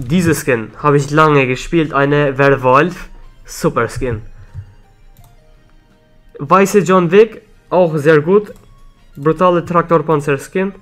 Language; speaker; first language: German; non-native, learner; Albanian